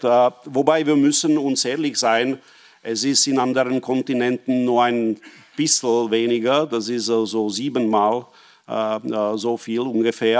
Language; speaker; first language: German; non-native, fluent; Czech